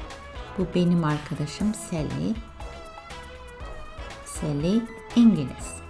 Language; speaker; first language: Turkish; non-native, fluent; English